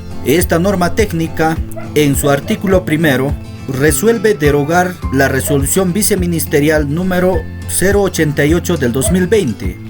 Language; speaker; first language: Spanish; native; Spanish